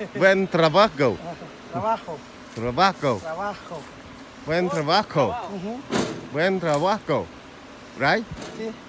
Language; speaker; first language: Spanish; non-native, learner; Khmer